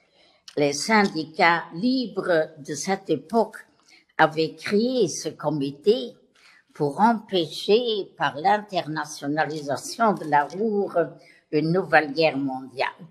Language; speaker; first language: French; non-native, local second language; Luxembourgish